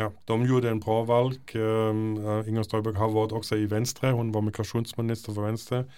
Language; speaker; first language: Norwegian; non-native, fluent; German